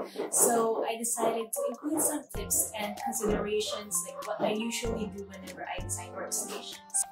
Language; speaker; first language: English; non-native, local second language; Filipino